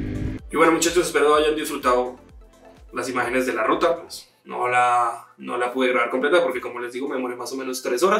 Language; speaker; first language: Spanish; native; Spanish